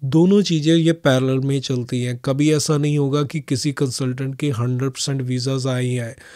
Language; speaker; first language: Hindi; non-native, local second language; Punjabi